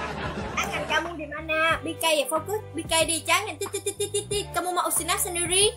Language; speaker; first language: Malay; non-native, learner; Vietnamese